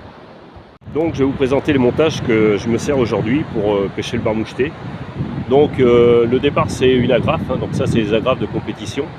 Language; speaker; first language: French; native; French